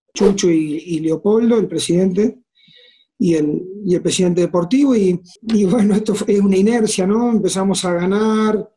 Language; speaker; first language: Spanish; native; Spanish